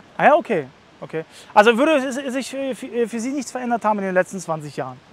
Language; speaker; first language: German; early bilingual, other home language; Russian